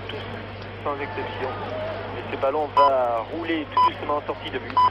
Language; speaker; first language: French; native; French